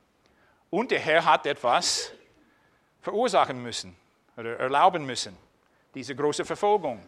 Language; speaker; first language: German; non-native, fluent; English